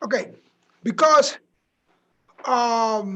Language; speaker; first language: English; non-native, learner; Spanish